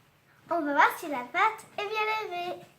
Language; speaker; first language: French; native; French